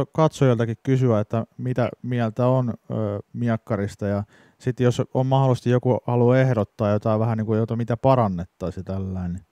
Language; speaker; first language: Finnish; native; Finnish